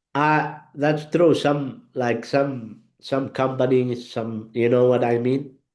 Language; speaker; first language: English; non-native, learner; Arabic